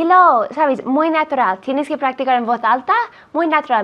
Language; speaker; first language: Spanish; non-native, fluent; English